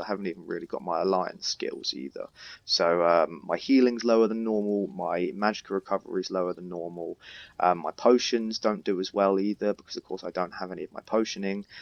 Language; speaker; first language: English; native; English